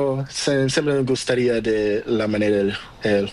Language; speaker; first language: Spanish; non-native, learner; Portuguese